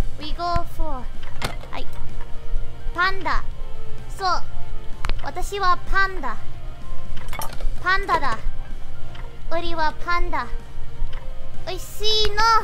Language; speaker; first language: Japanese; non-native, learner; Indonesian